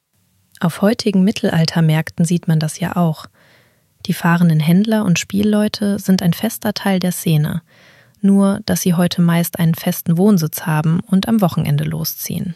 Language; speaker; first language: German; native; German